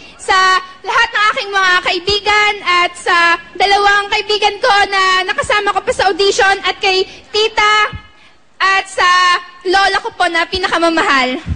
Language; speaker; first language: Filipino; non-native, local second language; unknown